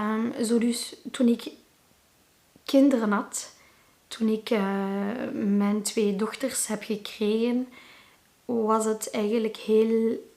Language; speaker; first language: Dutch; non-native, local second language; Arabic